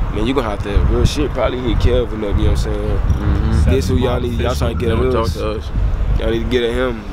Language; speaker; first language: English; native; English